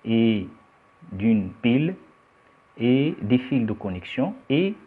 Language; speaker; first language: French; non-native, local second language; Arabic